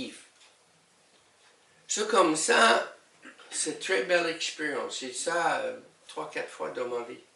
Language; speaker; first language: French; non-native, learner; English